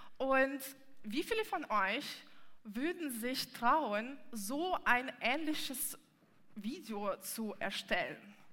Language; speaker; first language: German; non-native, fluent; Russian